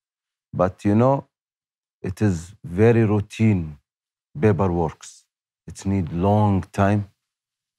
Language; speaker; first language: English; non-native, learner; Arabic